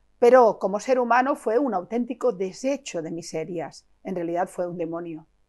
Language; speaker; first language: Spanish; non-native, local second language; Catalan